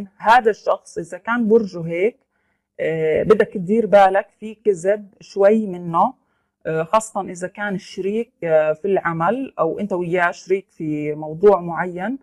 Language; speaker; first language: Arabic; native; Arabic